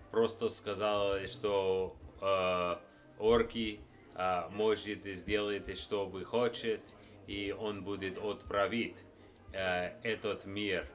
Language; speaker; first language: Russian; non-native, learner; English